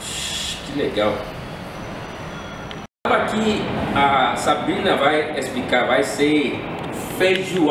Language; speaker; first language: Portuguese; non-native, fluent; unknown